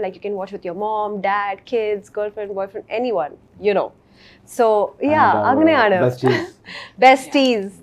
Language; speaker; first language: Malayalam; early bilingual, heritage; Malayalam